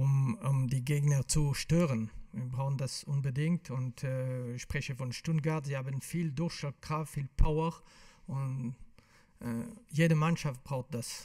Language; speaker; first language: German; non-native, fluent; French